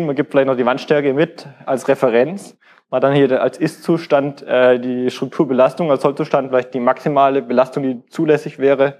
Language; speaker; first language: German; native; German